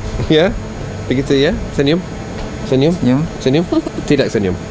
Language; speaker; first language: Indonesian; non-native, learner; English